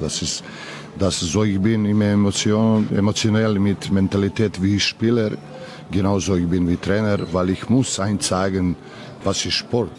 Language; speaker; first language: German; non-native, learner; Serbian